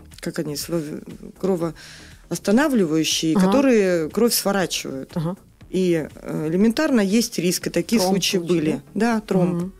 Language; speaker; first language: Russian; native; Russian